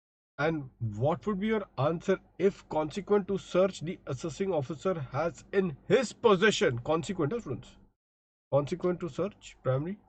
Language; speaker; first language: English; non-native, local second language; Hindi